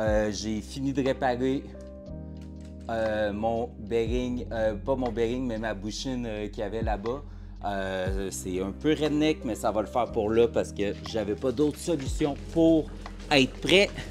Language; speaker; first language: French; native; French